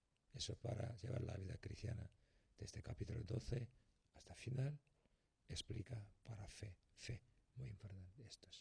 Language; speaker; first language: Spanish; non-native, learner; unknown